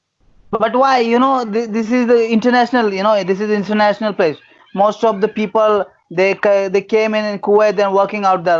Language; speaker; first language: English; non-native, fluent; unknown